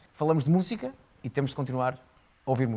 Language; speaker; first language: Portuguese; native; Portuguese